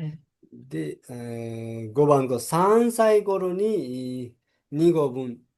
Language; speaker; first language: Japanese; non-native, fluent; Nepali